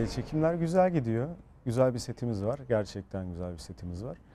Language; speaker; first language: Turkish; early bilingual, heritage; Turkish